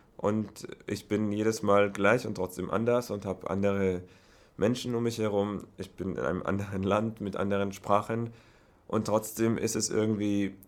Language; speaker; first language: German; non-native, fluent; Hebrew